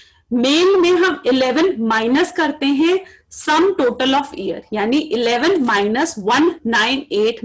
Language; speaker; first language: Hindi; native; Hindi